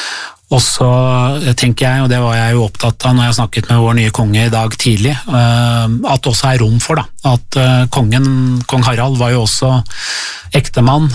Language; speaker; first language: Norwegian; native; Norwegian